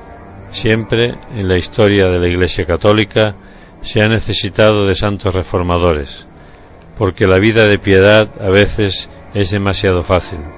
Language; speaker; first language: Spanish; native; Spanish